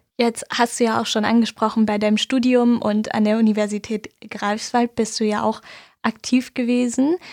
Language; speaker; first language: German; native; German